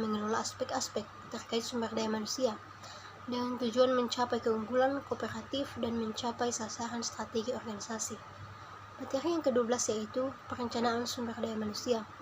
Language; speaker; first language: Indonesian; native; Indonesian